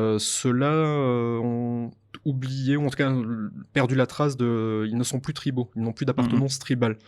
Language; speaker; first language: French; native; French